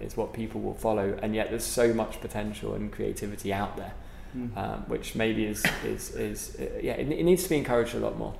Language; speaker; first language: English; native; English